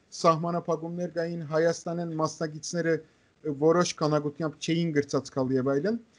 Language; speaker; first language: Armenian; native; Armenian